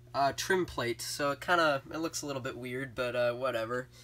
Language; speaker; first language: English; native; English